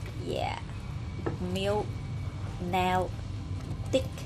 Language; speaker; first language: English; non-native, learner; Vietnamese